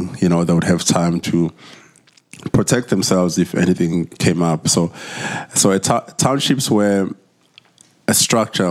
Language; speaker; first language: English; non-native, local second language; Zulu